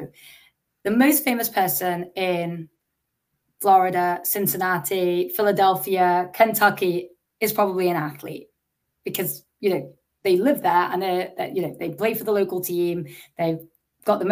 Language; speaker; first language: English; native; English